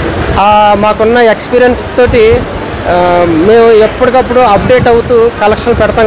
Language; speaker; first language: Telugu; native; Telugu